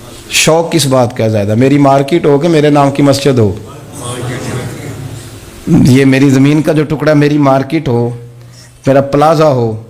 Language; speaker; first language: Urdu; native; Urdu